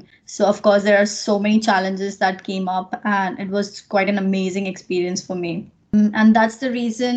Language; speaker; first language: English; non-native, local second language; Marathi